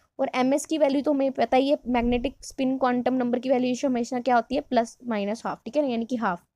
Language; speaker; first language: Hindi; non-native, local second language; Punjabi